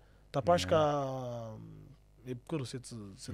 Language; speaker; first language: Latvian; non-native, learner; Portuguese